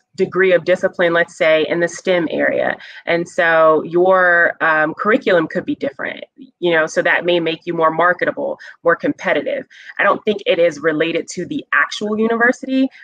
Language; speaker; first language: English; native; English